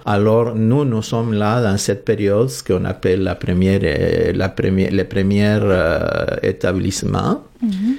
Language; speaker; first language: French; non-native, fluent; Spanish